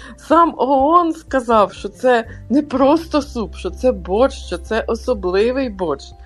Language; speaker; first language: Ukrainian; non-native, local second language; Russian